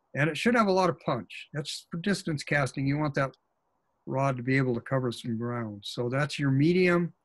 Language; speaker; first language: English; native; English